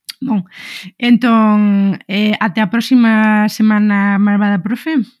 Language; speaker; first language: Galician; native; Galician